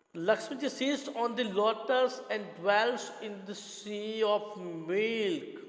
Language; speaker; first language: English; non-native, local second language; Gujarati